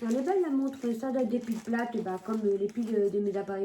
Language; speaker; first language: French; native; French